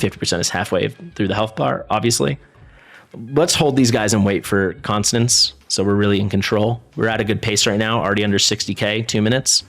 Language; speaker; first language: English; native; English